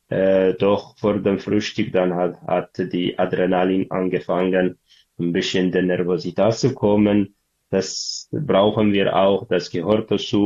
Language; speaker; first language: German; non-native, learner; Tigrinya